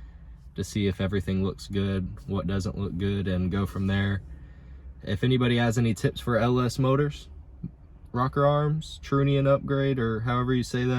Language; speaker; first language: English; native; English